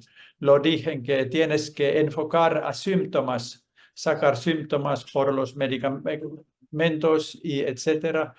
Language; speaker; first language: Spanish; non-native, fluent; Finnish